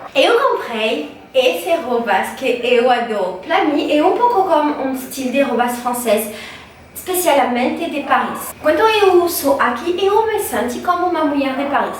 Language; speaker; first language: Portuguese; non-native, learner; French